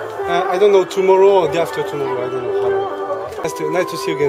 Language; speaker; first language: English; non-native, learner; French